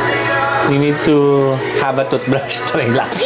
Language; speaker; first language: English; non-native, local second language; Filipino